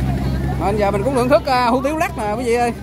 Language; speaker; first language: Vietnamese; native; Vietnamese